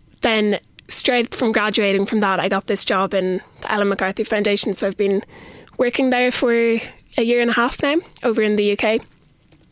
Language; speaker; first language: English; native; English